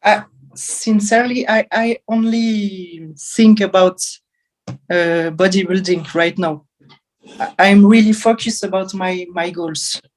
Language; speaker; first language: English; non-native, learner; French